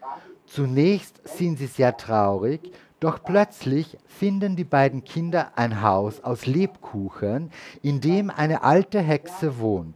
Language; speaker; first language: German; native; German